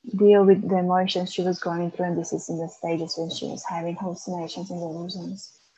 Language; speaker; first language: English; non-native, fluent; Macedonian